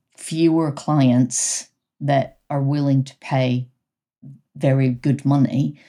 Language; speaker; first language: English; native; English